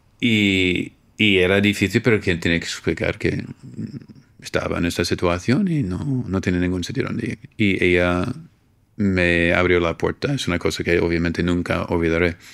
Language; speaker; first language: Spanish; non-native, fluent; English